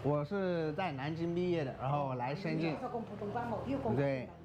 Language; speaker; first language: Chinese; non-native, fluent; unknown